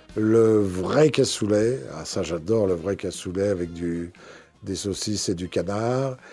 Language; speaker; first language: French; native; French